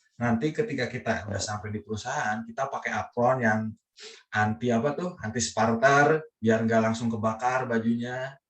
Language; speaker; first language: Indonesian; non-native, local second language; Sundanese